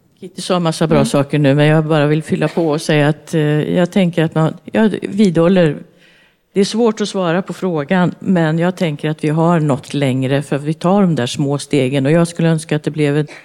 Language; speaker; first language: Swedish; native; Swedish